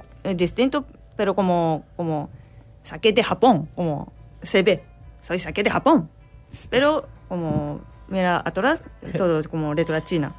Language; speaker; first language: Spanish; non-native, learner; Japanese